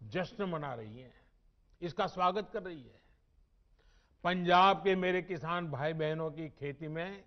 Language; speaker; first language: Hindi; non-native, local second language; Gujarati